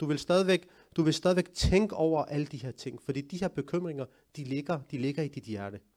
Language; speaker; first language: Danish; early bilingual, other home language; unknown